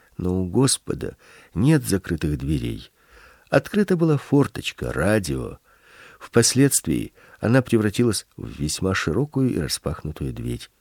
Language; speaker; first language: Russian; early bilingual, other home language; Swedish